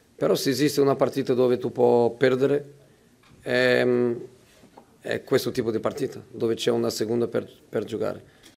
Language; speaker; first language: Italian; non-native, fluent; Portuguese